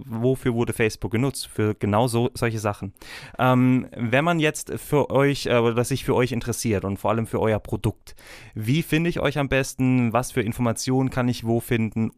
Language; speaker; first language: German; native; German